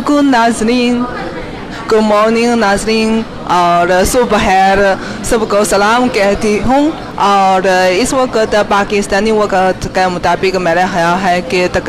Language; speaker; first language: Hindi; non-native, fluent; Chinese